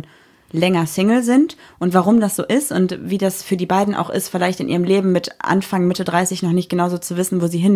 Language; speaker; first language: German; native; German